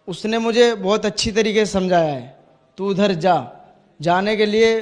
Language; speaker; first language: Hindi; native; Hindi